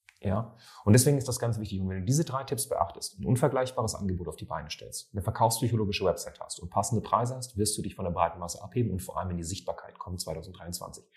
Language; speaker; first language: German; native; German